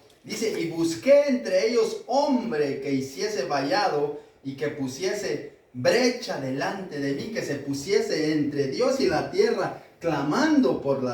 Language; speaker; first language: Spanish; native; Spanish